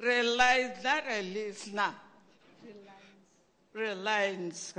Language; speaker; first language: Hindi; non-native, local second language; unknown